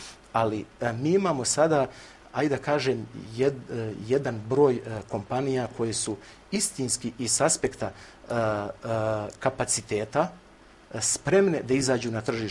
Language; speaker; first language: Croatian; native; Croatian